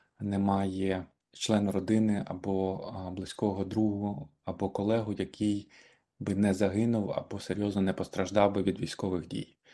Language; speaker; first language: Ukrainian; native; Ukrainian